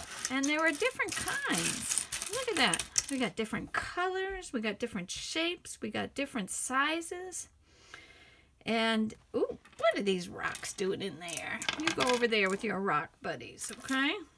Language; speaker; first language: English; native; English